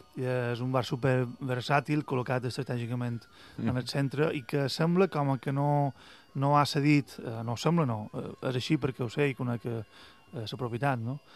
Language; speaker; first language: Catalan; native; Catalan